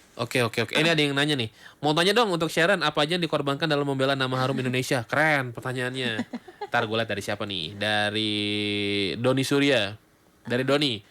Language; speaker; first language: Indonesian; native; Indonesian